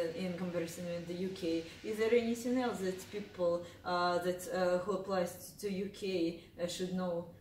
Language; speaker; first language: English; non-native, fluent; Russian